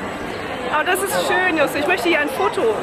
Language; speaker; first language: German; native; German